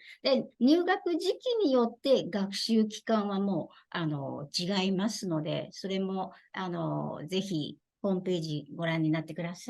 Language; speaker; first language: Japanese; non-native, fluent; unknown